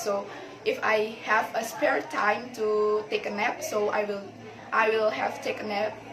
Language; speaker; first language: English; non-native, learner; Indonesian